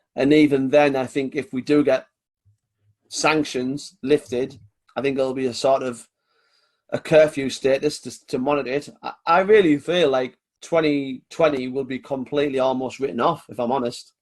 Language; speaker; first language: English; native; English